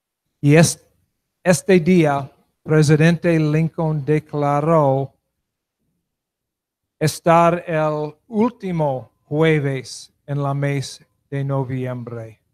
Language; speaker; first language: Spanish; non-native, learner; English